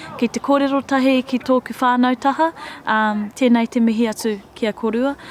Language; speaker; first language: Māori; non-native, local second language; English